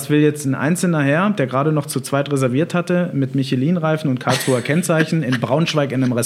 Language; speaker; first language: German; native; German